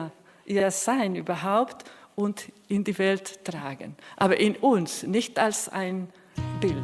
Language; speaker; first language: German; non-native, fluent; Spanish